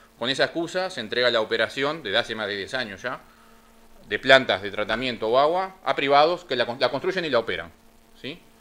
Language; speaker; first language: Spanish; native; Spanish